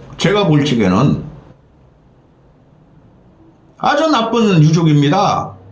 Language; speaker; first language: Korean; native; Korean